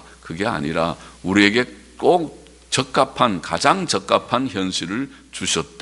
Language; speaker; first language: Korean; native; Korean